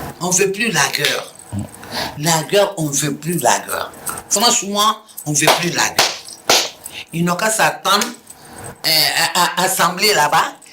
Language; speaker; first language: French; non-native, local second language; Mandingo